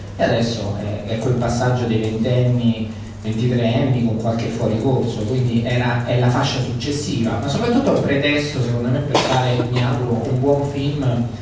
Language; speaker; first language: Italian; native; Italian